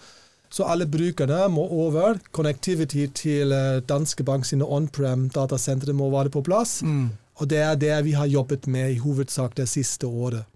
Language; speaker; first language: Norwegian; non-native, fluent; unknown